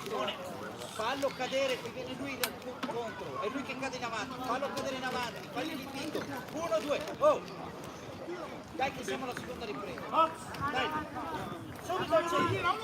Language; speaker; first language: Italian; native; Italian